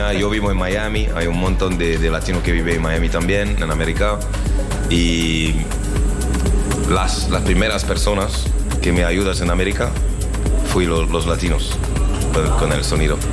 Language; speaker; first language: Spanish; non-native, learner; French